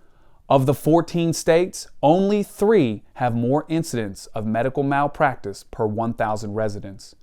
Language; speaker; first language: English; native; English